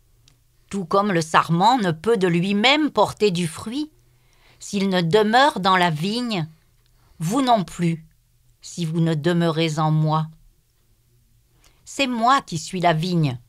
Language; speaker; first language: French; native; French